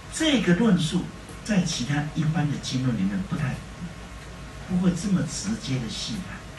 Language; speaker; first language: Chinese; native; Chinese